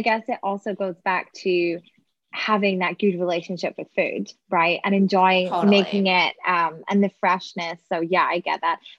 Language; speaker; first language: English; native; English